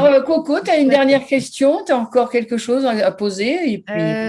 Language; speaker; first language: French; native; French